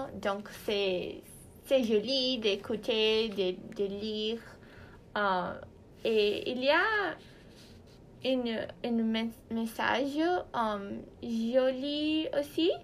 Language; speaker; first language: French; non-native, learner; Portuguese